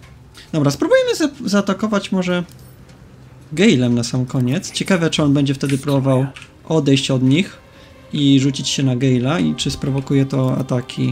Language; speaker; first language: Polish; native; Polish